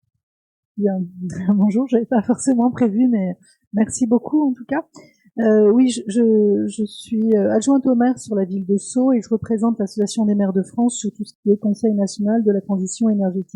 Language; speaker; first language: French; native; French